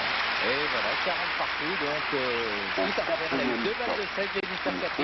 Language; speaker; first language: French; native; French